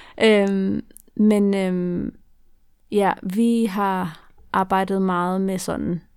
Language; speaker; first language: Danish; early bilingual, other home language; Kurdish